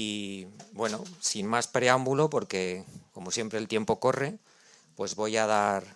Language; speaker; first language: Spanish; native; Spanish